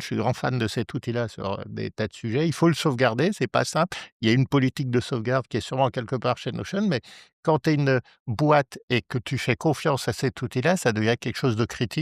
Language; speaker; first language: French; native; French